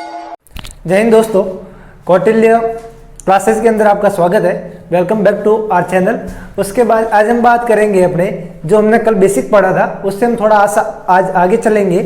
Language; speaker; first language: Hindi; native; Hindi